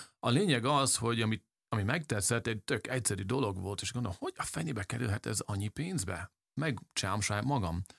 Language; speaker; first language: Hungarian; early bilingual, heritage; English